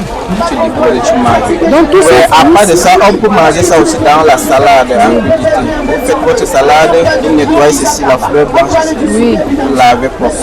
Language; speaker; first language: French; non-native, local second language; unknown